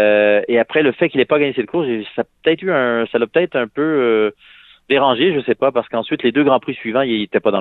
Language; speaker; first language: French; native; French